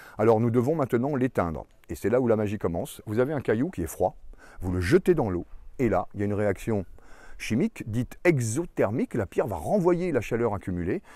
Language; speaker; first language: French; native; French